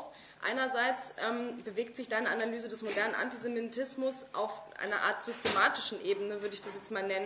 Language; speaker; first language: German; native; German